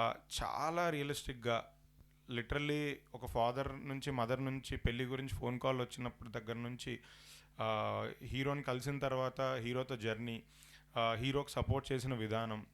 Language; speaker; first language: Telugu; native; Telugu